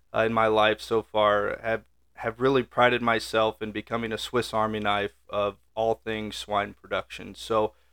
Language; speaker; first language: English; native; English